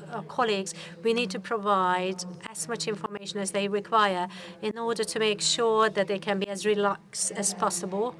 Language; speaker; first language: English; non-native, fluent; Hungarian